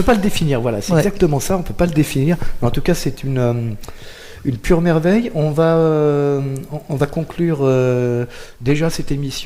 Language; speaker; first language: French; native; French